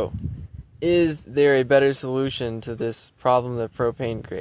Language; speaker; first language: English; native; English